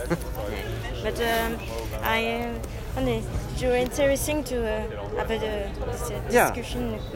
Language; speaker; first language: English; non-native, learner; French